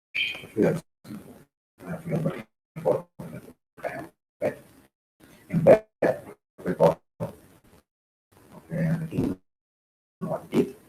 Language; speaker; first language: English; non-native, learner; Spanish